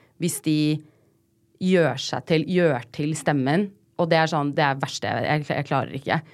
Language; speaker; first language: Norwegian; native; Norwegian